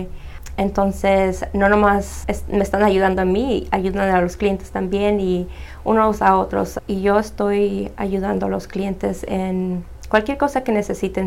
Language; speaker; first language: Spanish; early bilingual, heritage; Spanish